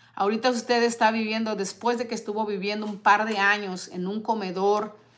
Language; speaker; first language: Spanish; native; Spanish